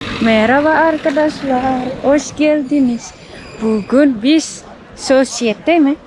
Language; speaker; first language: Turkish; non-native, learner; Indonesian